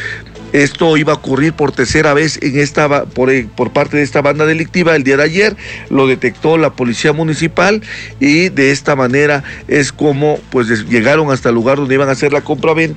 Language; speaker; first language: Spanish; native; Spanish